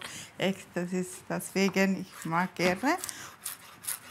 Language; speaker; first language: German; non-native, learner; Tamil